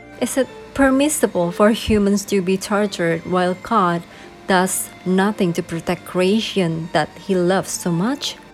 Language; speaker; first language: English; non-native, fluent; Indonesian